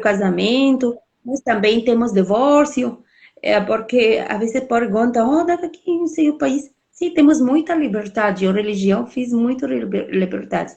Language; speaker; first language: Portuguese; non-native, fluent; Arabic